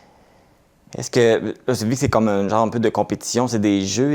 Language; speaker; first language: French; native; French